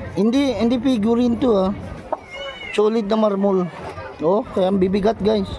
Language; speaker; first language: Filipino; non-native, local second language; Iloko